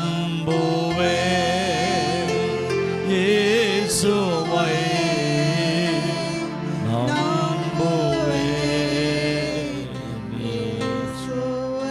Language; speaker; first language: Tamil; native; Tamil